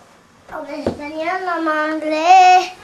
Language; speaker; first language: French; early bilingual, heritage; French